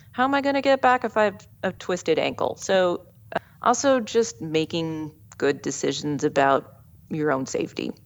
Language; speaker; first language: English; native; English